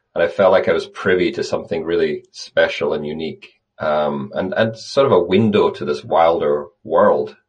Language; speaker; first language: English; native; English